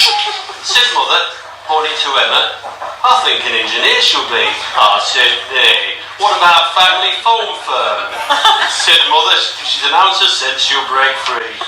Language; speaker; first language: English; native; English